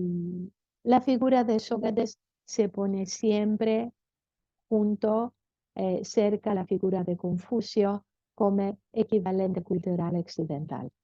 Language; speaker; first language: Spanish; non-native, fluent; Greek